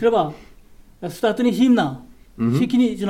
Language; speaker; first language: Czech; non-native, learner; Korean